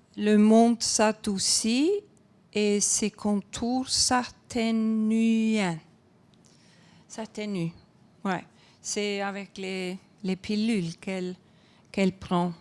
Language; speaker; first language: French; non-native, fluent; Icelandic